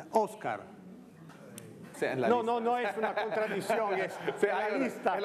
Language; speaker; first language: Spanish; non-native, learner; Italian